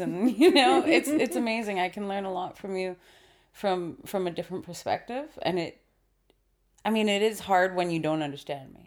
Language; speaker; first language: English; native; English